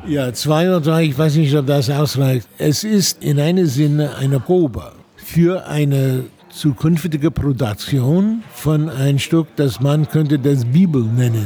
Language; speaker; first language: German; non-native, fluent; English